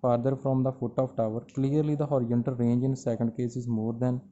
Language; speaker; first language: English; non-native, local second language; Punjabi